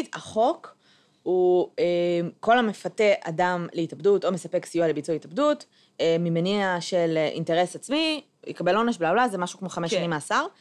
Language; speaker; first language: Hebrew; native; Hebrew